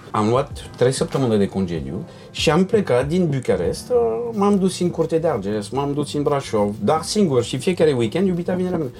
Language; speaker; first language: Romanian; non-native, learner; French